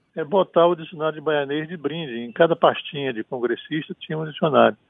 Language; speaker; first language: Portuguese; native; Portuguese